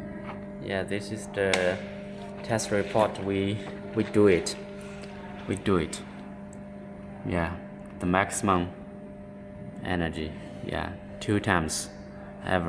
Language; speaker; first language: English; non-native, learner; Chinese